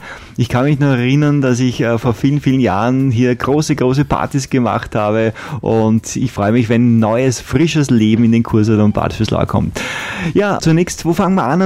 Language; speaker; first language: German; native; German